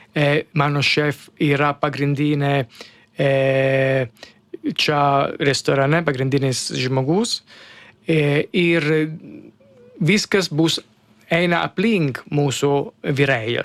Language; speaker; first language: Lithuanian; non-native, learner; Italian